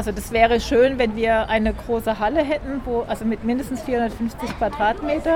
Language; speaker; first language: German; native; German